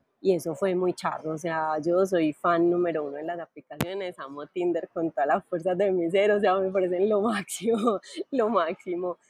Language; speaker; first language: Spanish; native; Spanish